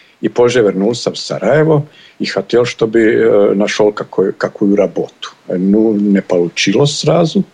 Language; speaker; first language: Russian; non-native, learner; Bosnian